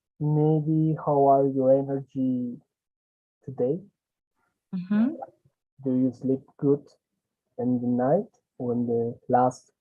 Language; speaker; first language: English; non-native, learner; Spanish